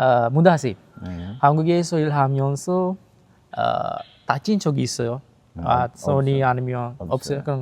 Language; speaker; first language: Korean; non-native, fluent; Sinhala